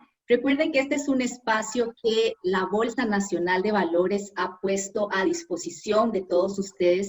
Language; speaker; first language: Spanish; native; Spanish